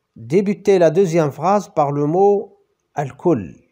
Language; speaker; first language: French; non-native, local second language; Arabic